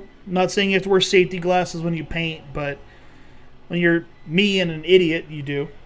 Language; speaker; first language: English; native; English